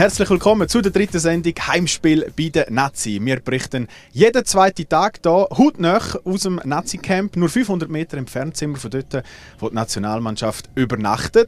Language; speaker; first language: German; native; German